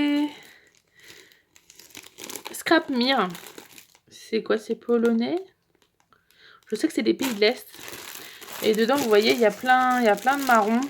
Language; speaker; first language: French; native; French